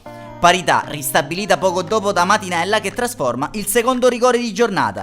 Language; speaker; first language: Italian; native; Italian